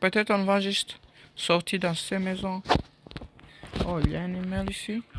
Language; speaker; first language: French; non-native, learner; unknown